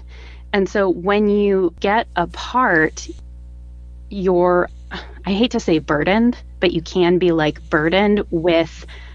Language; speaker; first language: English; native; English